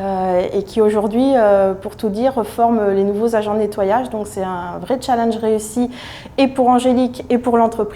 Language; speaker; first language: French; native; French